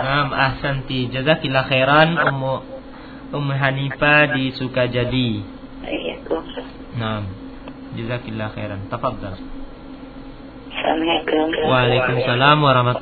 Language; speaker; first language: Arabic; non-native, fluent; Indonesian